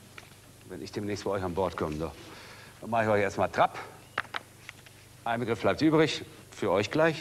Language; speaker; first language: German; native; German